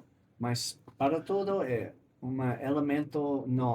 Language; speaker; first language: Portuguese; non-native, learner; English